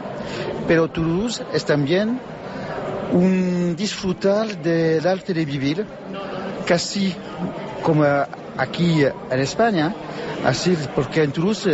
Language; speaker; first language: Spanish; non-native, learner; French